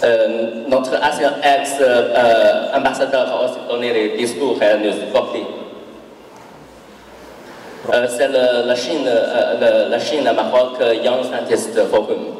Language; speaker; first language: French; non-native, learner; Chinese